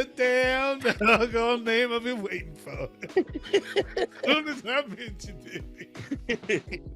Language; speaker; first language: English; native; English